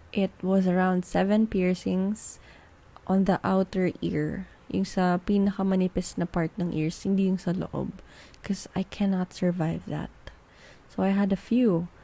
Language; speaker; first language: English; non-native, local second language; Filipino